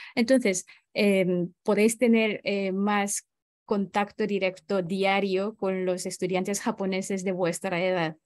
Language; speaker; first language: Spanish; non-native, fluent; Japanese